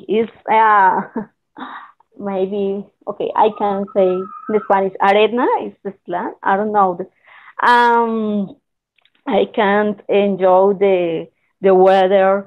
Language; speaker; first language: English; non-native, learner; Spanish